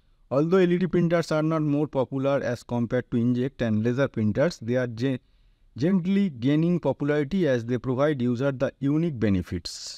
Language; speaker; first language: English; non-native, local second language; Bangla